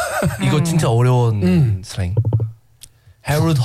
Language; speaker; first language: Korean; non-native, learner; English